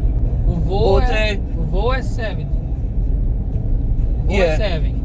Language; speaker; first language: Portuguese; native; Portuguese